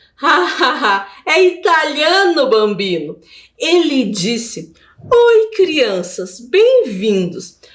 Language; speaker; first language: Portuguese; native; Portuguese